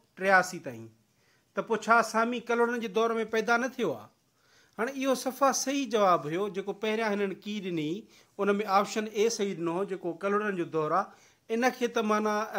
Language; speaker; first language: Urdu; non-native, local second language; Sindhi